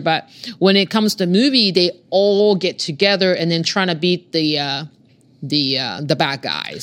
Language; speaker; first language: English; non-native, fluent; Japanese